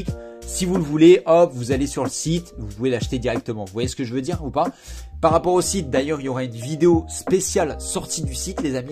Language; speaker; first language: French; native; French